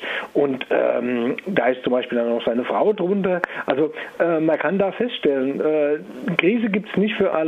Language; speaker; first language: German; native; German